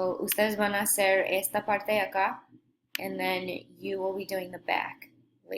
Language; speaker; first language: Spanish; non-native, fluent; English